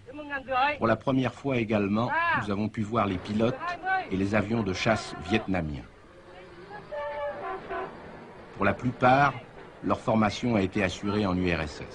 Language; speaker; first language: French; native; French